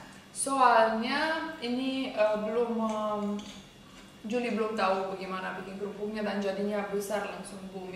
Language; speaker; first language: Indonesian; non-native, fluent; Romanian